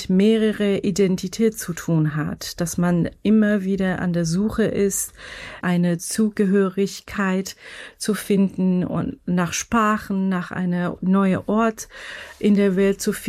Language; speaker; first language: German; non-native, fluent; Persian